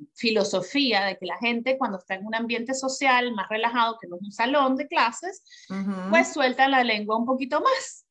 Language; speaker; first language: Spanish; native; Spanish